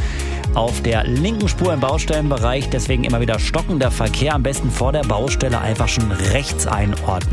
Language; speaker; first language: German; native; German